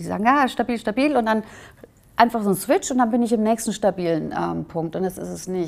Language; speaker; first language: German; native; German